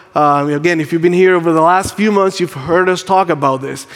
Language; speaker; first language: English; non-native, fluent; Spanish